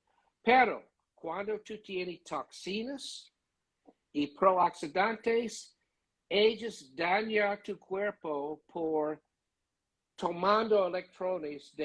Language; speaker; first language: Spanish; non-native, learner; English